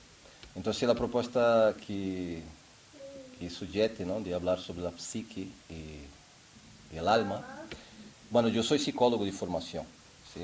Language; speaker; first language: Spanish; non-native, fluent; Portuguese